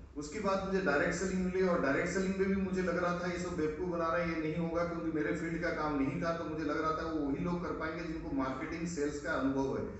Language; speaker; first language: Hindi; non-native, local second language; Odia